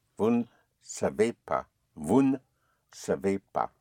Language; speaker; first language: French; non-native, fluent; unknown